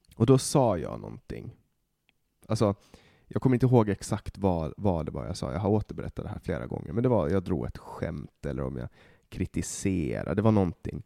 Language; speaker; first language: Swedish; native; Swedish